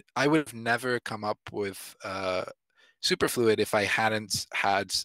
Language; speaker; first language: English; non-native, fluent; Italian